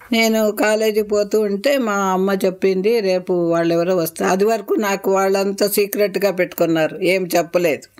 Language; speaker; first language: Telugu; non-native, local second language; Tamil